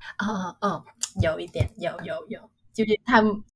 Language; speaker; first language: Chinese; non-native, learner; Vietnamese